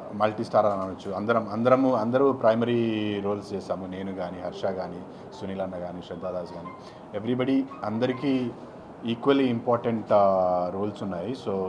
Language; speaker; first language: Telugu; native; Telugu